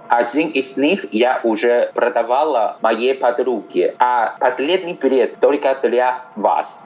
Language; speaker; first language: Russian; non-native, fluent; Chinese